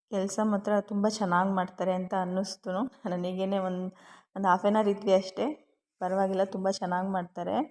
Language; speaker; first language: Kannada; native; Kannada